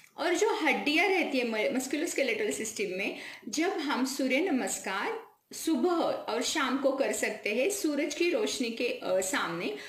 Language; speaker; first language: Hindi; non-native, local second language; Marathi